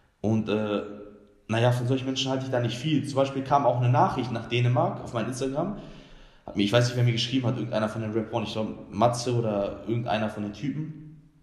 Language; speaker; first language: German; early bilingual, other home language; Bosnian